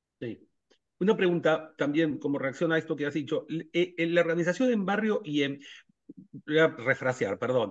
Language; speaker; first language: Spanish; native; Spanish